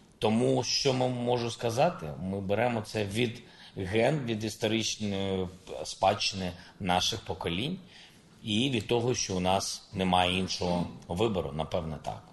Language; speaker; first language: Ukrainian; non-native, local second language; Russian